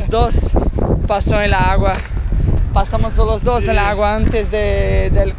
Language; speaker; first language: Portuguese; native; Portuguese